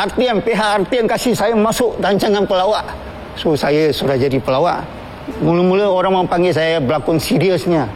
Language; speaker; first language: Malay; non-native, local second language; Chinese